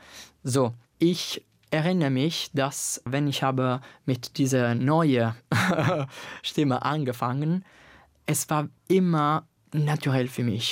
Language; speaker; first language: German; non-native, fluent; Italian